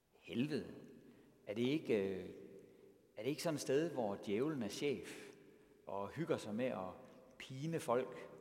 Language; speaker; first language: Danish; native; Danish